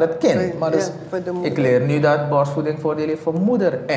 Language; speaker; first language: Dutch; native; Dutch